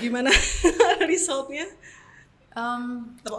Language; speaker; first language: Indonesian; native; Indonesian